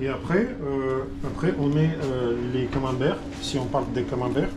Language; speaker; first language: French; non-native, learner; Russian